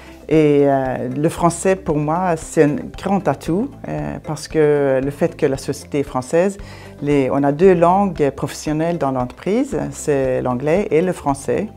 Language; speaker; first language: French; non-native, fluent; Swedish